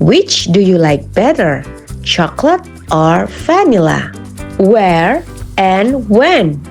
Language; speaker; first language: English; non-native, local second language; Indonesian